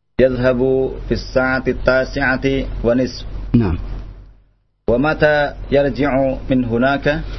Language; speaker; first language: Arabic; non-native, learner; Indonesian